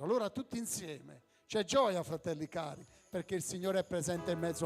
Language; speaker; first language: Italian; native; Italian